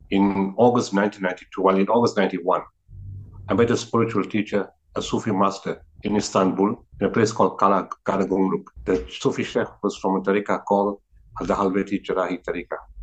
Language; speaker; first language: English; native; English